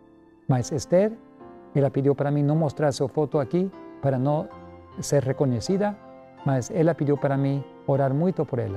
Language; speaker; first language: Spanish; non-native, learner; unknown